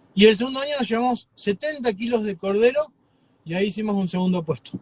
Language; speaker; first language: Spanish; native; Spanish